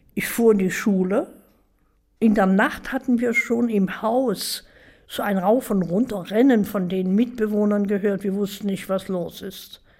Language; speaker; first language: German; native; German